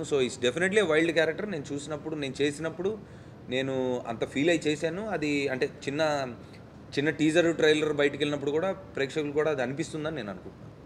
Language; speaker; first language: Telugu; native; Telugu